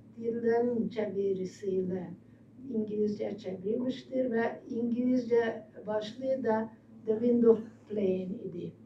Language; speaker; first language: Turkish; non-native, fluent; Hungarian